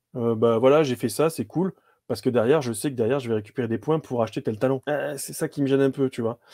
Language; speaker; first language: French; native; French